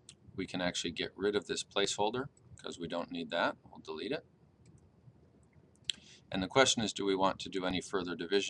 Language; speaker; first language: English; native; English